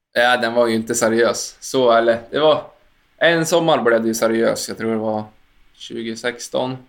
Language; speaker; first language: Swedish; native; Swedish